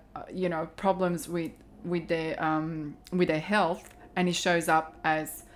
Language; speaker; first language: English; non-native, fluent; Croatian